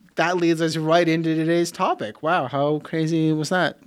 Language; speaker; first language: English; early bilingual, other home language; Plautdietsch